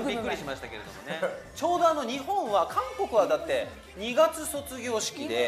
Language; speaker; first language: Japanese; native; Japanese